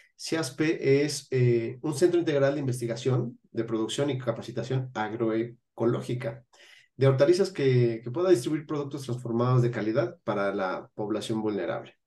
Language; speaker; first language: Spanish; native; Spanish